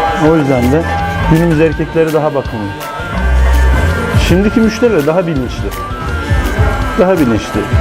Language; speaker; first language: Turkish; native; Turkish